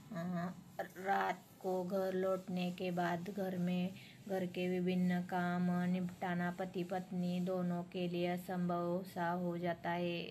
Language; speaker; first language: Hindi; non-native, local second language; Marathi